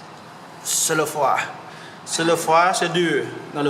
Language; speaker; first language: French; non-native, learner; Vietnamese